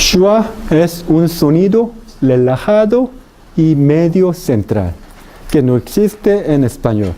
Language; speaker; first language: Spanish; non-native, fluent; Korean